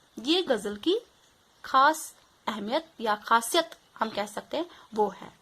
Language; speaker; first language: Urdu; non-native, local second language; Kashmiri